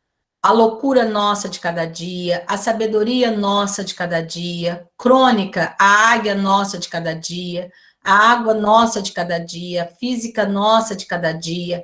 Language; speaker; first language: Portuguese; native; Portuguese